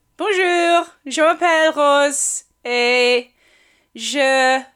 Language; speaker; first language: French; non-native, learner; English